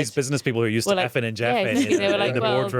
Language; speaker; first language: English; native; English